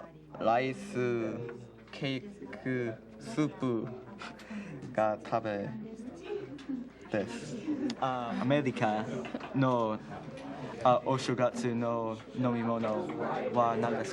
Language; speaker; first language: Japanese; non-native, fluent; English